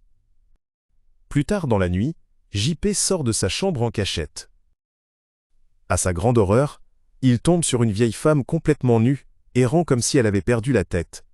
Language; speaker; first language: French; native; French